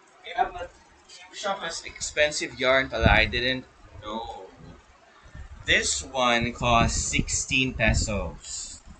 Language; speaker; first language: English; non-native, local second language; Filipino